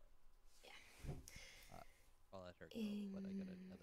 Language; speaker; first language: English; native; English